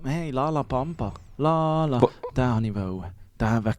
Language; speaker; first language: German; native; German